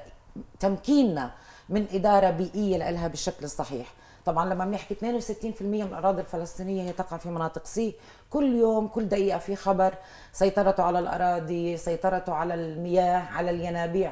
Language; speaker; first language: Arabic; native; Arabic